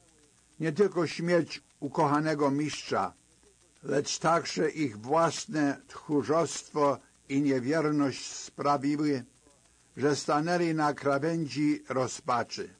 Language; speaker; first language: Polish; native; Polish